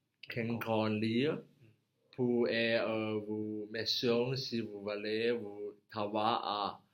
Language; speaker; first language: French; non-native, learner; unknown